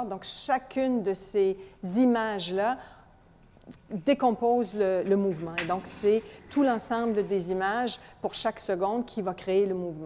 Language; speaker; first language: French; native; French